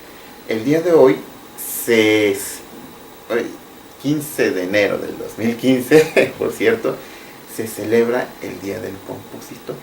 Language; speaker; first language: Spanish; native; Spanish